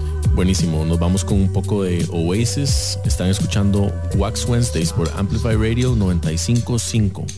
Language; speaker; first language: Spanish; native; Spanish